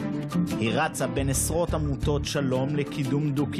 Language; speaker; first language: Hebrew; native; Hebrew